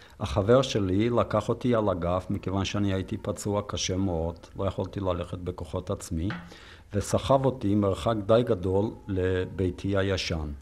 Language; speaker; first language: Hebrew; non-native, fluent; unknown